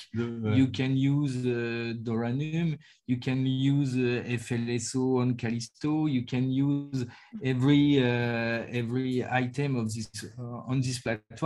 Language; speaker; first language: English; non-native, learner; French